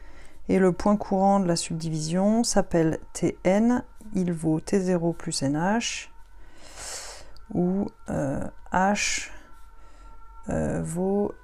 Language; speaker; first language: French; native; French